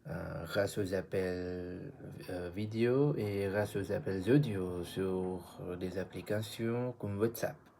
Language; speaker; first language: French; non-native, learner; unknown